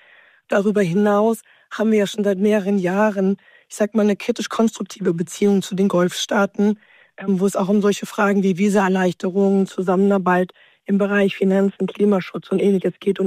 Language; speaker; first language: German; native; German